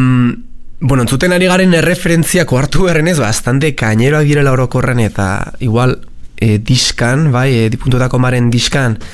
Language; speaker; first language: Basque; native; Basque